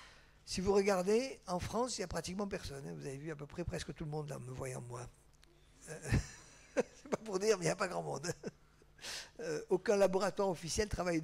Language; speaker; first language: French; native; French